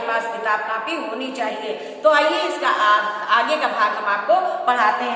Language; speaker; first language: Hindi; native; Hindi